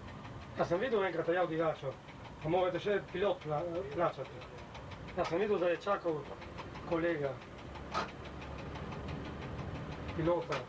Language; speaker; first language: Slovenian; non-native, learner; Italian